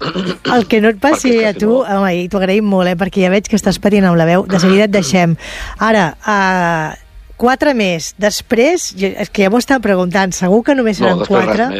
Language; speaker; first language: Catalan; native; Catalan